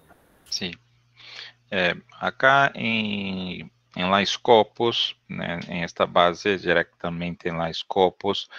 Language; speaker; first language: Spanish; non-native, learner; Portuguese